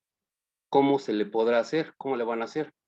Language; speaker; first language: Spanish; native; Spanish